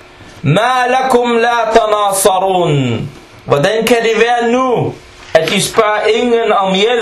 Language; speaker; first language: Danish; non-native, fluent; Arabic